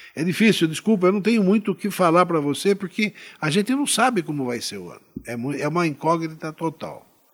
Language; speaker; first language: Portuguese; native; Portuguese